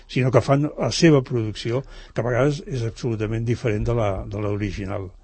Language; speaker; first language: Catalan; native; Catalan